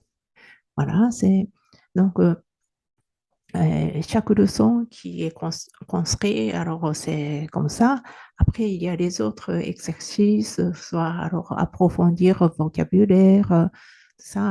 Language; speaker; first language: French; non-native, fluent; Japanese